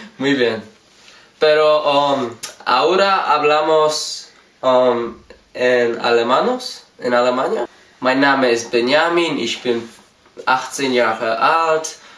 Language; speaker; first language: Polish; early bilingual, heritage; English